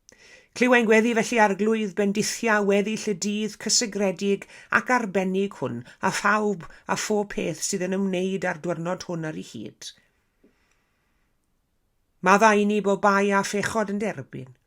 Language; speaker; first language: Welsh; native; Welsh